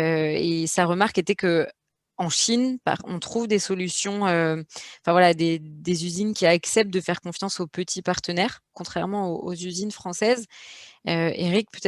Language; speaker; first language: French; native; French